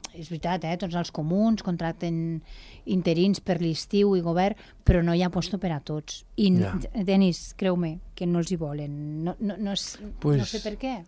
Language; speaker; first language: Catalan; non-native, local second language; Spanish